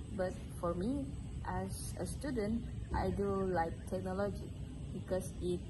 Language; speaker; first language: English; non-native, local second language; Malay